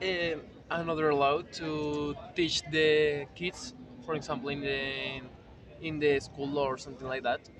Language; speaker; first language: English; non-native, learner; Spanish